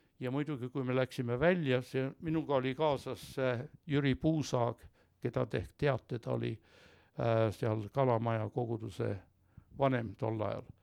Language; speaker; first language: Estonian; early bilingual, heritage; Estonian